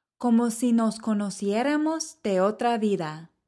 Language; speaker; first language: Spanish; non-native, fluent; English